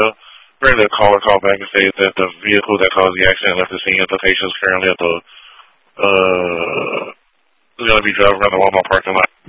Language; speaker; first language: English; native; English